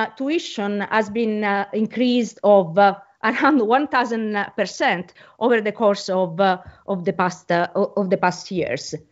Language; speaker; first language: English; non-native, fluent; Italian